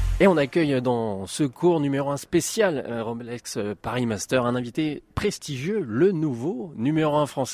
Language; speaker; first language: French; native; French